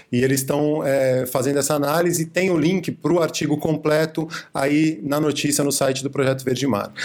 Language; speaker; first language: Portuguese; native; Portuguese